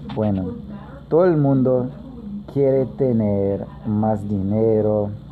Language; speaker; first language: Spanish; non-native, learner; English